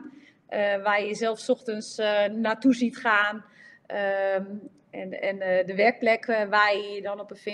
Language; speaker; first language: Dutch; native; Dutch